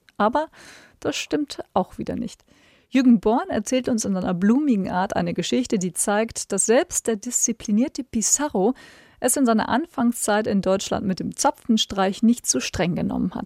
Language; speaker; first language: German; native; German